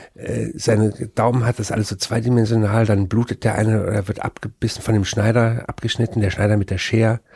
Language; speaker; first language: German; native; German